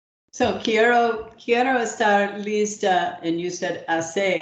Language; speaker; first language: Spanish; non-native, learner; English